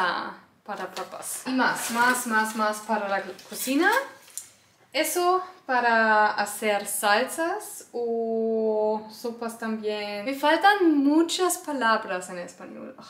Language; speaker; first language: Spanish; non-native, learner; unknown